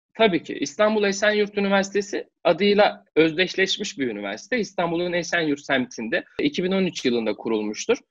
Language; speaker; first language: Turkish; native; Turkish